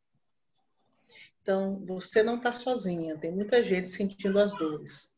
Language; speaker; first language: Portuguese; native; Portuguese